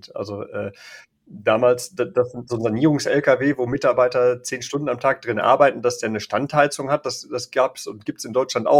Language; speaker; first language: German; native; German